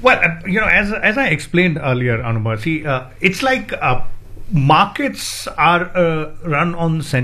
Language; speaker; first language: English; non-native, local second language; Hindi